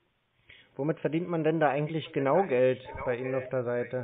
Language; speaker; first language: German; native; German